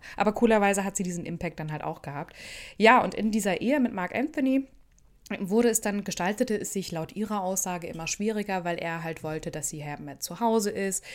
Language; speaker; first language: German; native; German